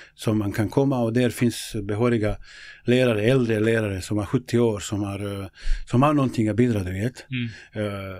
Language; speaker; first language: Swedish; non-native, fluent; Bosnian